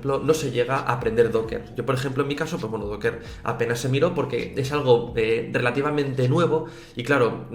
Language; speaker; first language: Spanish; native; Spanish